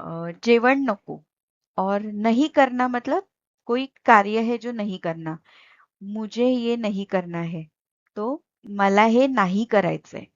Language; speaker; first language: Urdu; non-native, local second language; Marathi